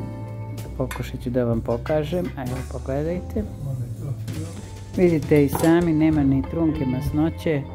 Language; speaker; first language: Serbian; native; Serbian